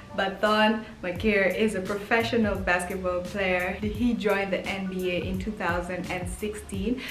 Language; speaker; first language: English; early bilingual, heritage; English